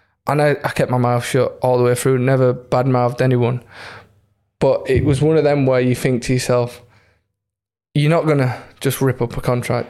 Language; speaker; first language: English; native; English